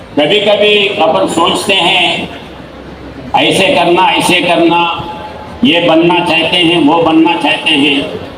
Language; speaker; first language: Hindi; non-native, local second language; Telugu